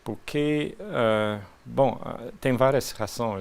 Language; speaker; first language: Portuguese; non-native, fluent; French